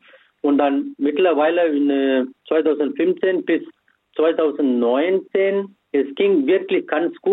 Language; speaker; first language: German; non-native, fluent; Tamil